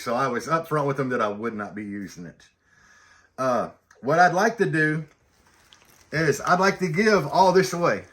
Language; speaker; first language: English; native; English